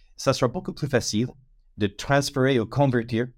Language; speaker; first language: French; non-native, fluent; English